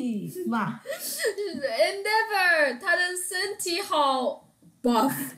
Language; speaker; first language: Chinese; early bilingual, heritage; Chinese